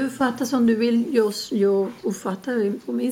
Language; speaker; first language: Swedish; non-native, fluent; Spanish